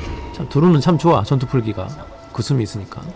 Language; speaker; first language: Korean; native; Korean